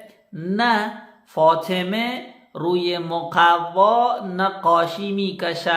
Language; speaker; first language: Persian; non-native, fluent; Urdu